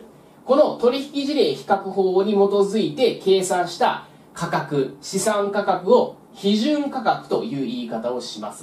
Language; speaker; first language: Japanese; native; Japanese